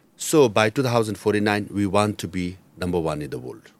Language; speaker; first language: English; non-native, local second language; Nepali